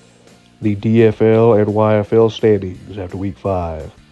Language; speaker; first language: English; native; English